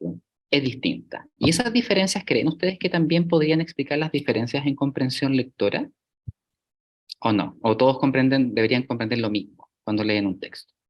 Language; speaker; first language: Spanish; native; Spanish